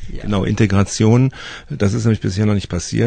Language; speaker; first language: German; native; German